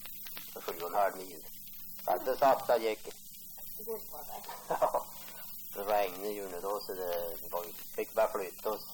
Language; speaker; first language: Swedish; native; Swedish